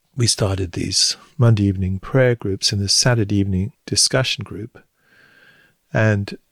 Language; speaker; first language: English; native; English